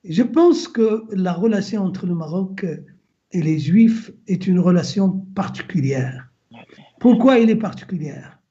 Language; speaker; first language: French; non-native, local second language; Arabic